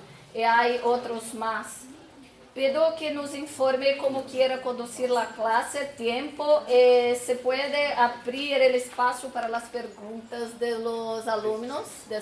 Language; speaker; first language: Spanish; non-native, learner; Portuguese